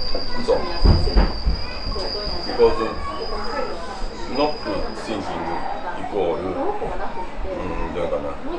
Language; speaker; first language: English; non-native, learner; Japanese